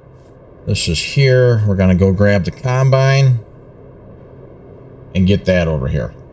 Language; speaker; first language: English; native; English